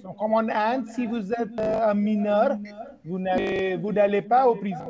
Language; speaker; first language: French; non-native, fluent; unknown